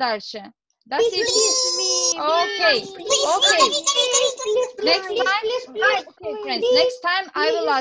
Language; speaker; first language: English; non-native, fluent; Russian